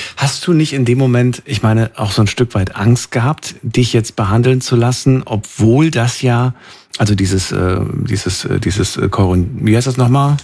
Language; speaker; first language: German; native; German